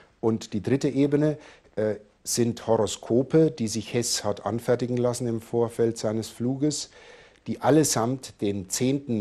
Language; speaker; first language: German; native; German